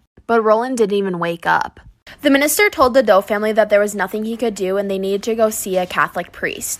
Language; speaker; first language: English; native; English